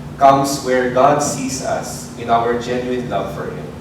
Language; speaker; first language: English; non-native, local second language; Filipino